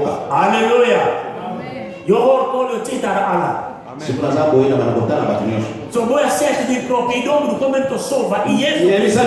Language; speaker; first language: Swedish; non-native, fluent; Lingala